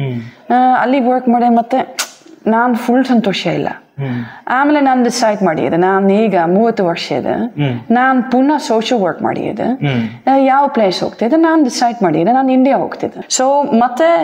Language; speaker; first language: Kannada; non-native, learner; Dutch